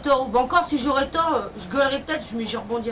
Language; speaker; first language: French; native; French